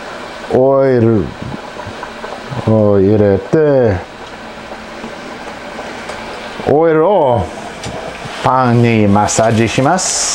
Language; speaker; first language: Japanese; non-native, learner; English